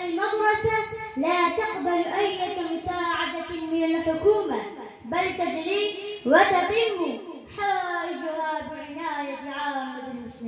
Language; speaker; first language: Arabic; non-native, learner; Bangla